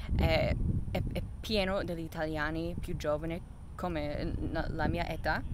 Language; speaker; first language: Italian; non-native, fluent; English